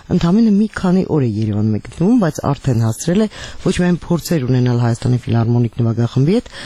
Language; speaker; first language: Armenian; native; Armenian